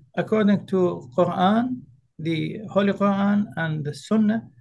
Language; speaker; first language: English; early bilingual, other home language; Arabic